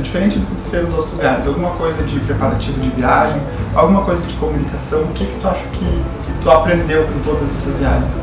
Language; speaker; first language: Portuguese; native; Portuguese